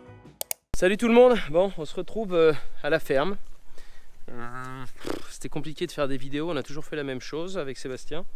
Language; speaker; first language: French; native; French